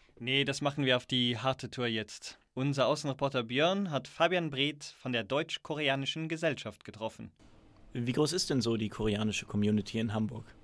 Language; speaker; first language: German; native; German